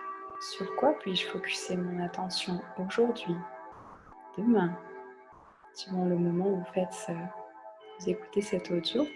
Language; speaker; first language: French; native; French